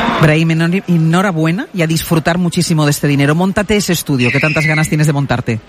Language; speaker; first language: Spanish; native; Spanish